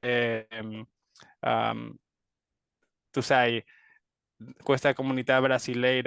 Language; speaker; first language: Italian; non-native, learner; Spanish